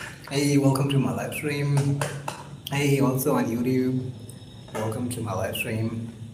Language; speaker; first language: English; non-native, local second language; Hindi